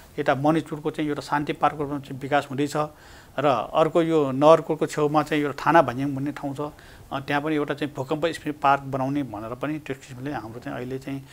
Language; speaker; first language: Nepali; native; Nepali